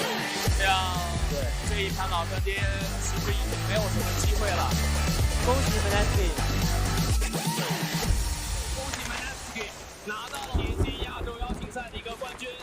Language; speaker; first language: Chinese; native; Chinese